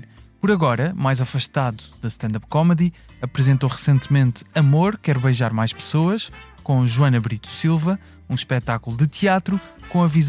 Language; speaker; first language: Portuguese; native; Portuguese